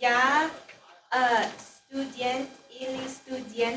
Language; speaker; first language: Russian; non-native, learner; English